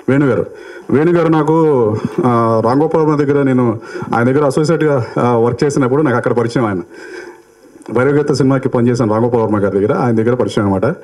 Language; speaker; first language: Telugu; native; Telugu